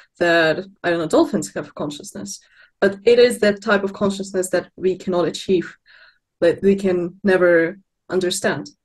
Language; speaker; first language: English; non-native, fluent; Russian